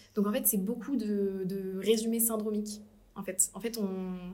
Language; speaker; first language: French; native; French